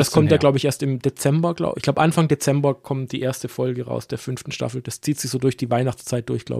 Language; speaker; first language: German; native; German